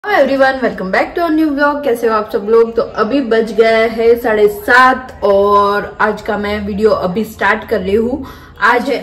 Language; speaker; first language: Hindi; non-native, local second language; Gujarati